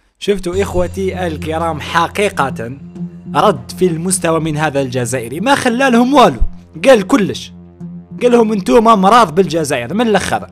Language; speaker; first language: Arabic; native; Arabic